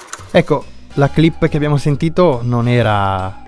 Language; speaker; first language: Italian; native; Italian